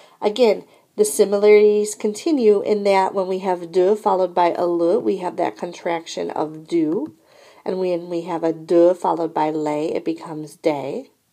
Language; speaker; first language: English; native; English